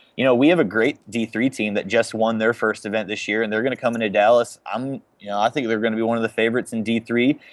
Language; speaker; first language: English; native; English